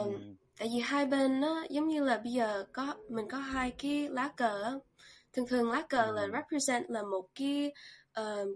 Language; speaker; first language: Vietnamese; early bilingual, heritage; Vietnamese